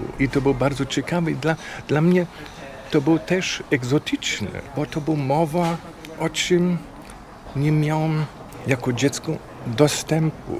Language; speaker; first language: Polish; non-native, fluent; German